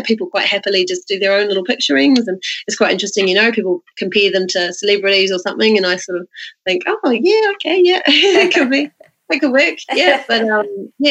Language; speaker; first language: English; native; English